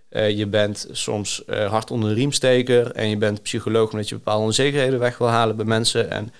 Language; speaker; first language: Dutch; early bilingual, other home language; Greek